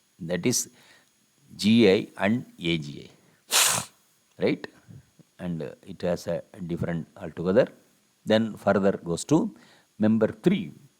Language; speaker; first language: English; non-native, local second language; Tamil